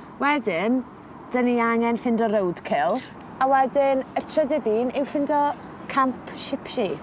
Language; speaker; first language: Welsh; native; Welsh